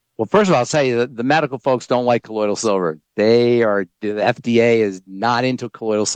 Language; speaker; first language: English; native; English